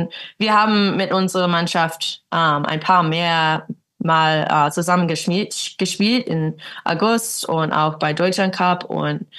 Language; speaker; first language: German; early bilingual, heritage; English